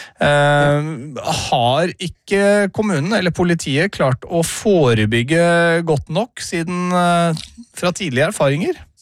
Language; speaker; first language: Norwegian; native; Norwegian